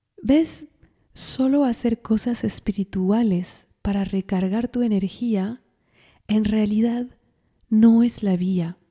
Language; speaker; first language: Spanish; non-native, fluent; French